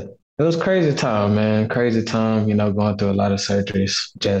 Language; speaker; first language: English; native; English